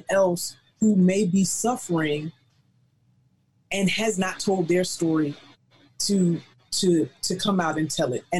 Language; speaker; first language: English; native; English